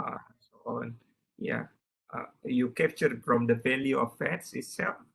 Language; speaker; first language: English; non-native, learner; Indonesian